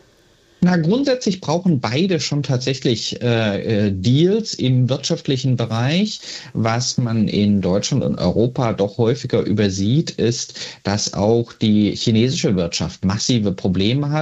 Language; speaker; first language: German; native; German